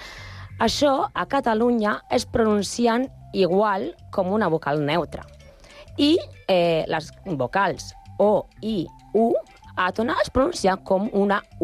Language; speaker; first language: Catalan; non-native, learner; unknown